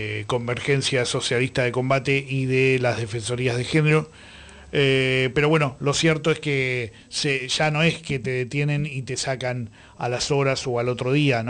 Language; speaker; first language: Spanish; native; Spanish